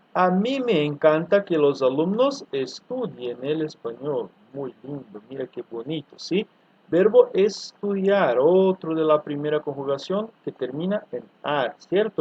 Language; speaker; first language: Spanish; non-native, fluent; Portuguese